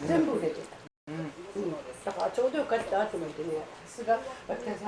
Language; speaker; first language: Japanese; native; Japanese